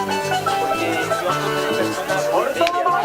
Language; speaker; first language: Spanish; non-native, learner; French